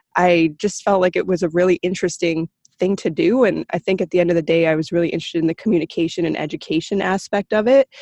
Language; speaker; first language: English; native; English